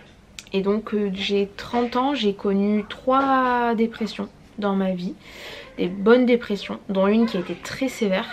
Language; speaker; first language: French; native; French